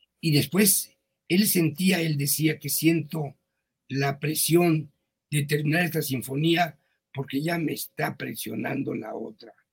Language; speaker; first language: Spanish; early bilingual, other home language; Yiddish